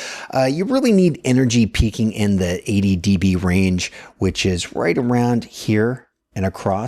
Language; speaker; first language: English; native; English